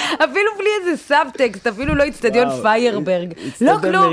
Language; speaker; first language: Hebrew; native; Hebrew